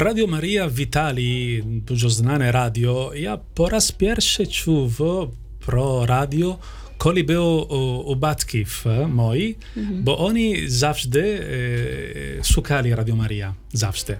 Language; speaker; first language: Ukrainian; non-native, learner; Italian